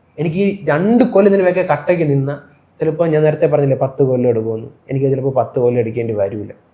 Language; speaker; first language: Malayalam; native; Malayalam